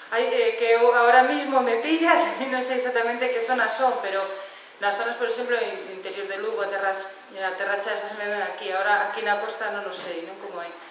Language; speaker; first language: Spanish; non-native, local second language; Galician